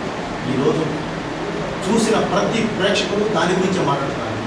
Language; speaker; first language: Telugu; native; Telugu